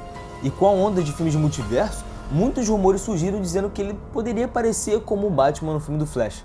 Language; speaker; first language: Portuguese; native; Portuguese